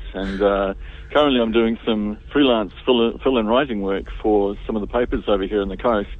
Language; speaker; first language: English; native; English